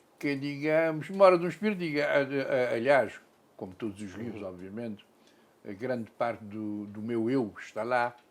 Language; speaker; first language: Portuguese; non-native, local second language; Kabuverdianu